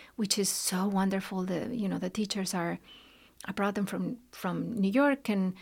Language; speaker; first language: English; non-native, fluent; Spanish